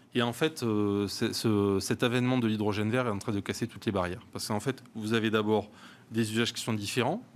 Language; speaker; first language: French; native; French